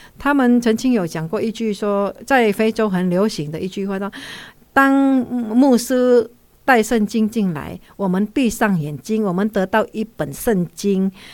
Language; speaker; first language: Chinese; non-native, fluent; Indonesian